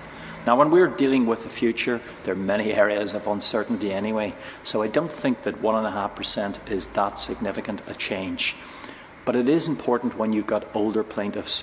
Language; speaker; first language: English; native; English